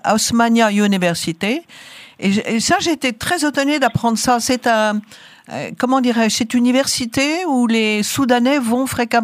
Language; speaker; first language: French; native; French